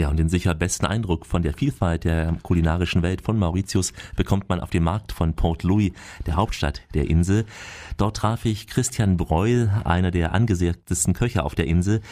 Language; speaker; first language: German; native; German